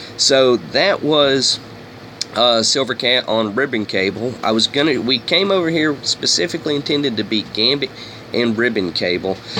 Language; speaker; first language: English; native; English